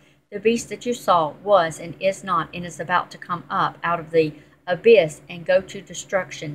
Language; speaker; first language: English; native; English